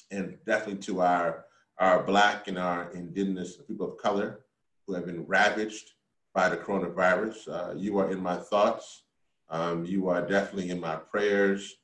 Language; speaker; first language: English; native; English